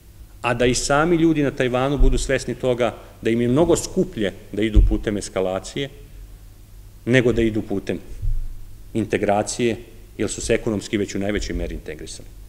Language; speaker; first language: Serbian; native; Serbian